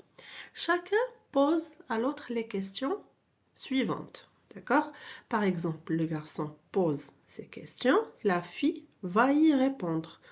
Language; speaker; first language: French; non-native, local second language; Arabic